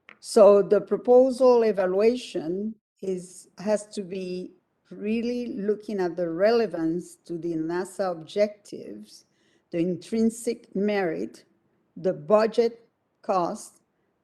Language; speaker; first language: English; non-native, fluent; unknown